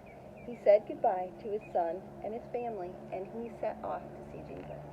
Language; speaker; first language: English; native; English